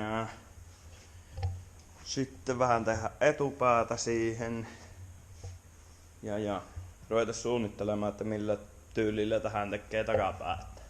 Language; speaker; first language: Finnish; native; Finnish